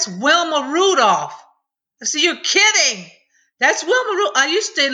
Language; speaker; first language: English; native; English